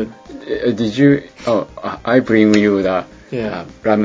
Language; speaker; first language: English; non-native, learner; Japanese